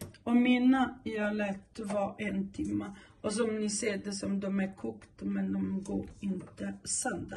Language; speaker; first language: Swedish; non-native, learner; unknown